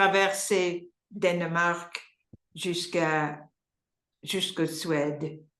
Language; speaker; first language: French; non-native, learner; English